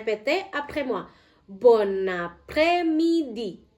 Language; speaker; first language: French; non-native, fluent; Indonesian